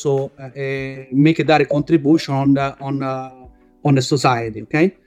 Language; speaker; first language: English; non-native, fluent; Italian